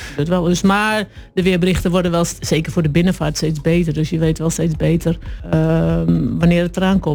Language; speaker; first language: Dutch; native; Dutch